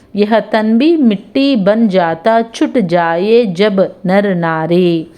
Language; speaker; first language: Hindi; non-native, local second language; Telugu